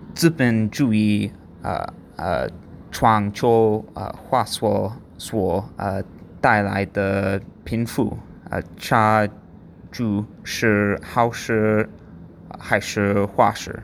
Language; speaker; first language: Chinese; non-native, learner; English